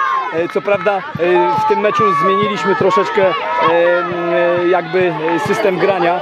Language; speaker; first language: Polish; native; Polish